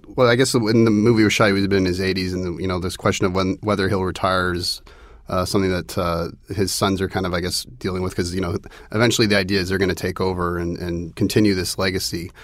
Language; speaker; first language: English; native; English